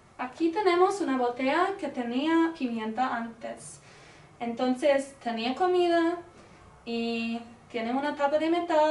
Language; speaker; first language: Spanish; non-native, learner; English